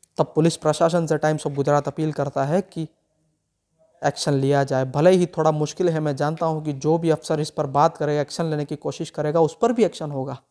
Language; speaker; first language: Hindi; non-native, local second language; Gujarati